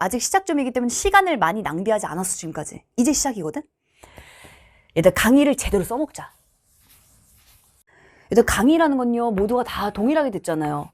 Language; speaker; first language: Korean; native; Korean